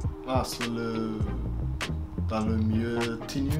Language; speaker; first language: French; non-native, fluent; English